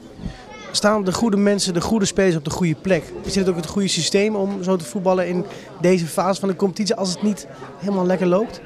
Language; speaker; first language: Dutch; native; Dutch